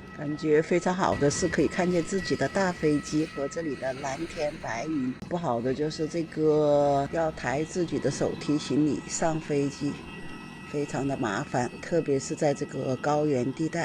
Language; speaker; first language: Chinese; native; Chinese